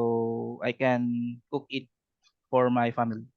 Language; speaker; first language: English; non-native, learner; Cebuano